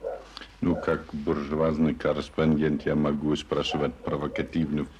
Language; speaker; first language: Russian; non-native, learner; German